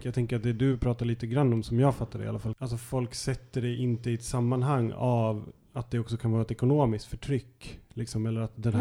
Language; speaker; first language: Swedish; native; Swedish